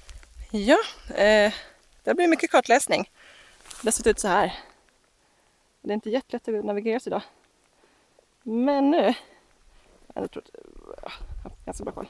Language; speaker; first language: Swedish; native; Swedish